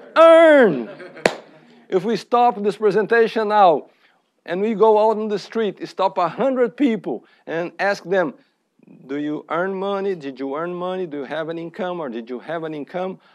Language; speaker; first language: English; non-native, fluent; Portuguese